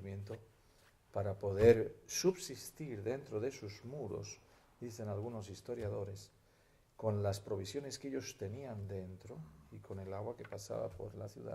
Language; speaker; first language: Spanish; native; Spanish